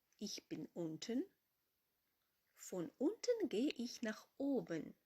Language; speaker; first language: German; non-native, fluent; Ukrainian